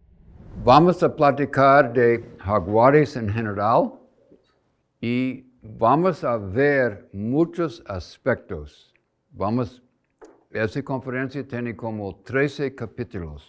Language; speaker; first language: Spanish; non-native, fluent; English